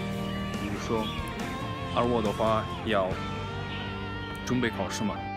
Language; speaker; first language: Chinese; non-native, fluent; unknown